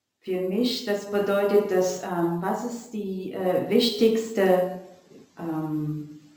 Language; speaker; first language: German; non-native, learner; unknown